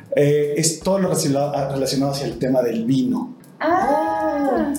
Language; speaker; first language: Spanish; native; Spanish